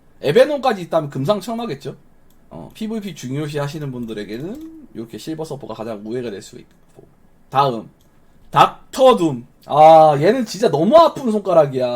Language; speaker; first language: Korean; native; Korean